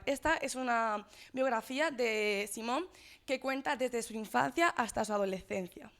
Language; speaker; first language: Spanish; native; Spanish